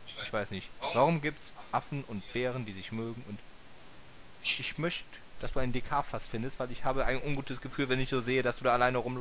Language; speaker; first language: German; native; German